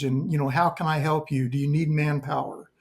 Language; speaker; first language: English; native; English